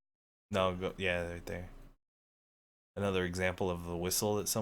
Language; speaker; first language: English; native; English